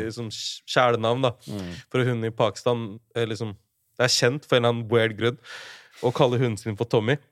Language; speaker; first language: Norwegian; early bilingual, other home language; Urdu